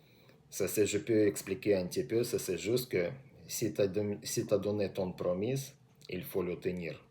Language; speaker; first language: French; non-native, learner; Russian